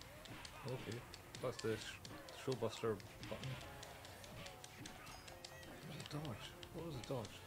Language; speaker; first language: English; native; English